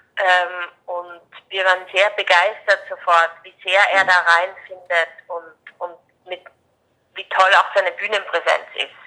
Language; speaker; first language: German; native; German